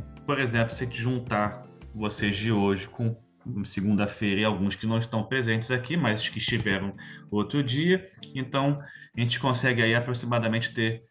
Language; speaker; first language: Portuguese; native; Portuguese